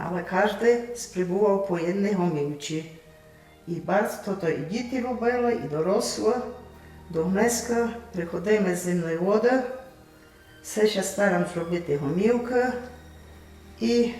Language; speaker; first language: Polish; non-native, local second language; Rusyn